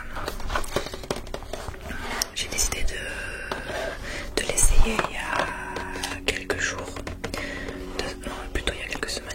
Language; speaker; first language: French; native; French